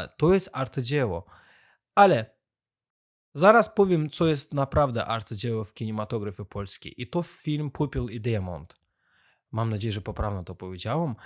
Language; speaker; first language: Polish; non-native, fluent; Azerbaijani